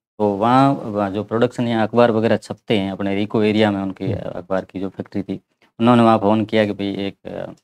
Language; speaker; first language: Hindi; native; Hindi